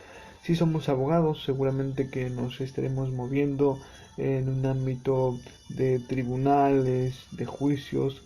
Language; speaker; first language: Spanish; native; Spanish